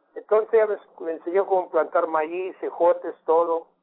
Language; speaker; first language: Spanish; early bilingual, heritage; Spanish